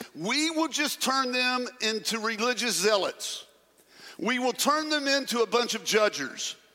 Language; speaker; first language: English; native; English